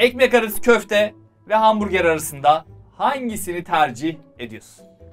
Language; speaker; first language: Turkish; native; Turkish